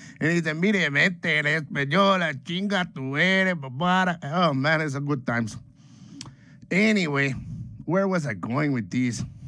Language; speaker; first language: English; native; English